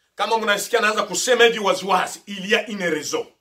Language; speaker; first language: French; non-native, local second language; Swahili